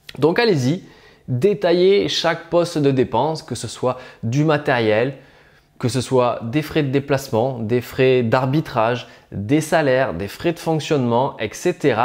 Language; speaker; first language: French; native; French